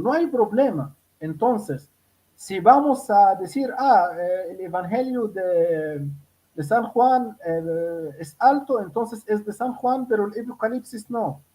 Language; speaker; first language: Spanish; non-native, fluent; Arabic